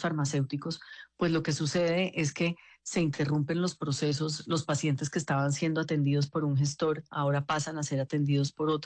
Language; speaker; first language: Spanish; native; Spanish